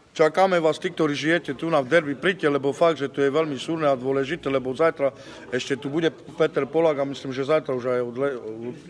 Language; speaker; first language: Slovak; non-native, local second language; Romany